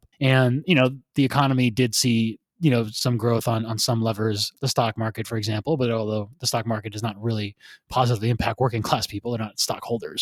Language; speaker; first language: English; native; English